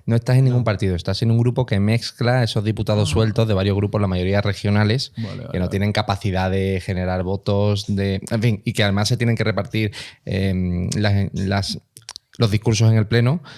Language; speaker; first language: Spanish; native; Spanish